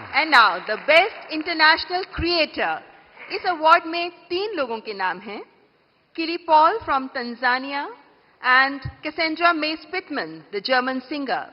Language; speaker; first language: Hindi; native; Hindi